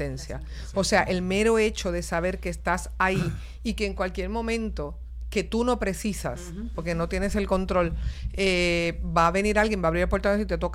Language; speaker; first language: Spanish; native; Spanish